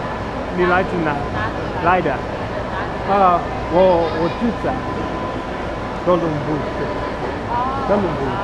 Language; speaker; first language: Chinese; non-native, learner; English